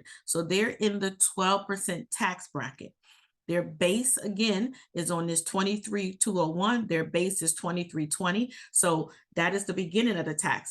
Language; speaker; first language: English; native; English